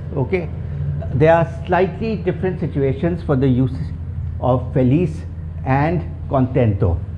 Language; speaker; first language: English; non-native, local second language; Urdu